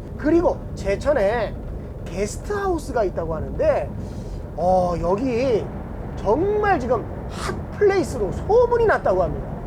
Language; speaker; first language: Korean; native; Korean